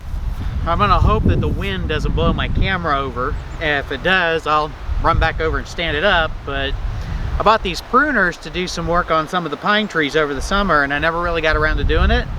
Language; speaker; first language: English; native; English